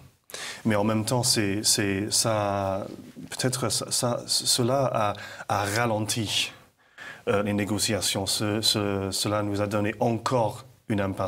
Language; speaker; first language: French; non-native, fluent; English